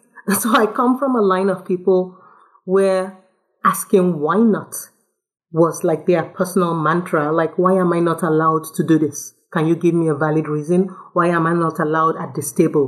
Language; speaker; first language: English; non-native, local second language; Yoruba